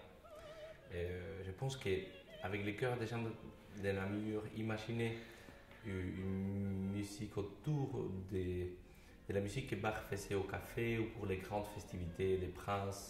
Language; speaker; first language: French; non-native, fluent; Spanish